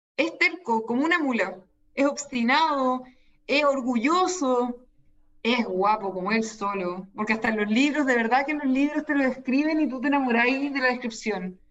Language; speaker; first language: Spanish; native; Spanish